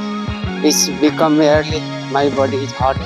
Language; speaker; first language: English; non-native, learner; Nepali